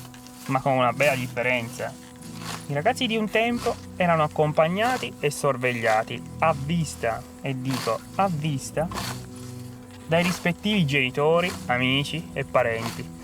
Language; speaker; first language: Italian; native; Italian